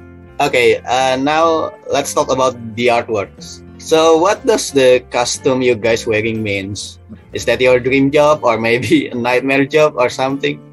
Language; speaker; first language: English; non-native, fluent; Indonesian